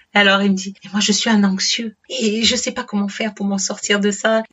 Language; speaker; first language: French; native; French